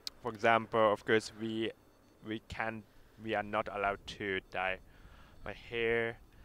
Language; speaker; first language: English; non-native, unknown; Japanese